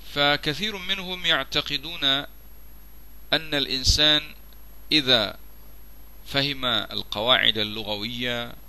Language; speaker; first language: Arabic; non-native, fluent; Malay